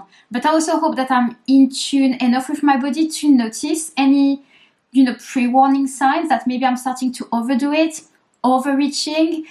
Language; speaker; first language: English; native; English